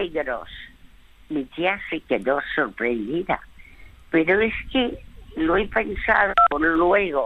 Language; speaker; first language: Spanish; early bilingual, other home language; French